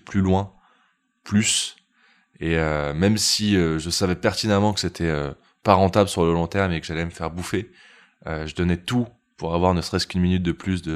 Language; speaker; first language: French; native; French